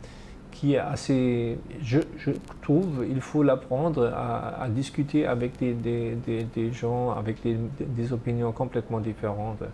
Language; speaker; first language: French; non-native, fluent; German